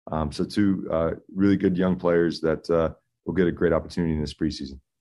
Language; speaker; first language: English; early bilingual, other home language; Spanish